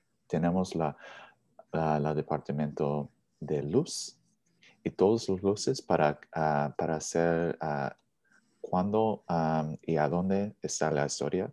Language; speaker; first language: Spanish; non-native, learner; English